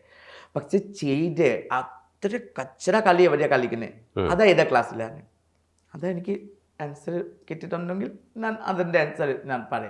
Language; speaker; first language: Malayalam; non-native, learner; Assamese